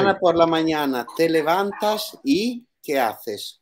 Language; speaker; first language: Spanish; non-native, learner; Italian